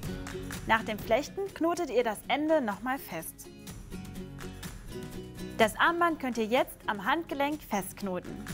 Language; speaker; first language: German; native; German